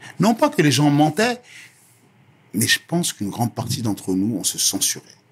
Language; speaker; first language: French; early bilingual, other home language; Lingala